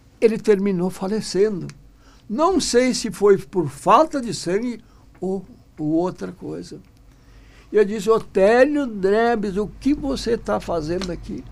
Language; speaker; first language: Portuguese; non-native, local second language; German